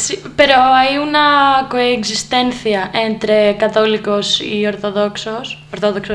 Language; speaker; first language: Spanish; non-native, learner; Greek